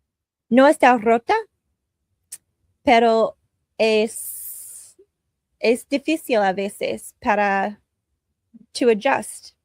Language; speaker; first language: Spanish; non-native, learner; English